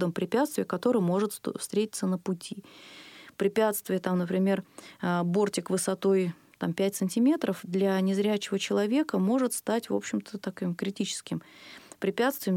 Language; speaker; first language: Russian; native; Russian